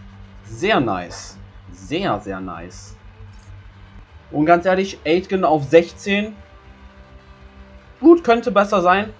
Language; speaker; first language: German; native; German